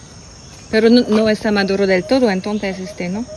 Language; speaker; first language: Spanish; non-native, learner; French